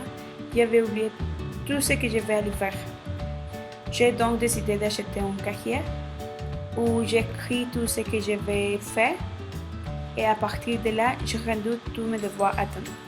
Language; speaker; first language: French; non-native, learner; Spanish